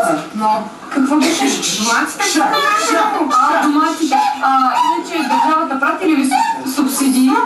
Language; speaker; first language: Bulgarian; native; Bulgarian